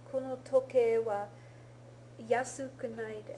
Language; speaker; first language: Japanese; non-native, learner; English